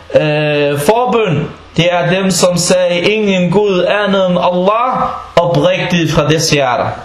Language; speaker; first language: Danish; non-native, fluent; Arabic